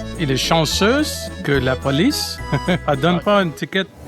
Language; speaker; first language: French; non-native, local second language; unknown